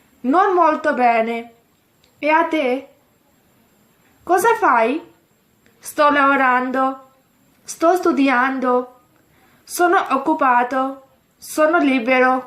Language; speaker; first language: Italian; non-native, fluent; Urdu